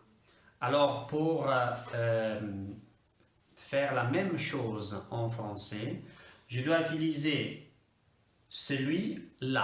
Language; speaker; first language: French; non-native, fluent; Italian